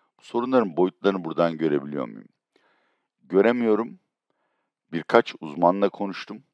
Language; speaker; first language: Turkish; native; Turkish